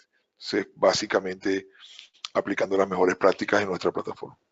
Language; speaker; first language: Spanish; native; Spanish